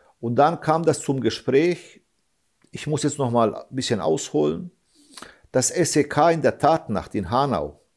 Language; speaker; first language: German; early bilingual, other home language; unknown